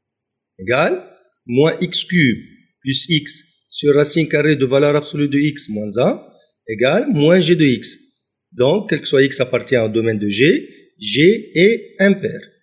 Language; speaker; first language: French; non-native, local second language; Arabic